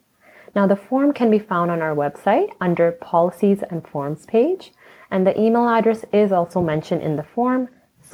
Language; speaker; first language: English; native; English